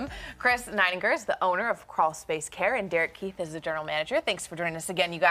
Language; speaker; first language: English; native; English